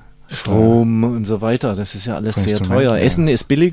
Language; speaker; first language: German; native; German